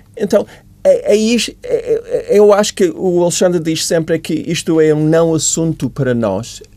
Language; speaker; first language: Portuguese; non-native, fluent; English